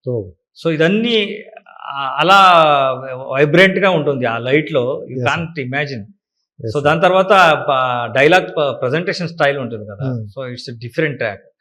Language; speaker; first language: Telugu; non-native, learner; Kannada